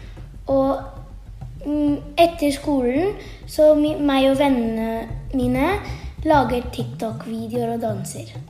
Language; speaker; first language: Norwegian; early bilingual, heritage; Norwegian